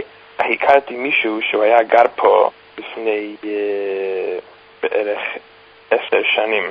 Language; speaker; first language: Hebrew; non-native, fluent; English